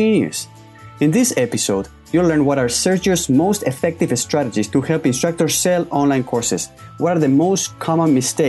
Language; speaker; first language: English; non-native, fluent; Spanish